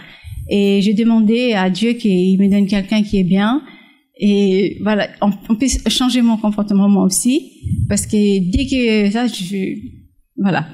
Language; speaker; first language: French; non-native, fluent; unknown